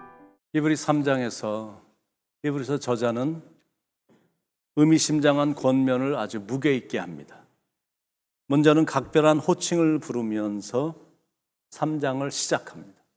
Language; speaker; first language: Korean; native; Korean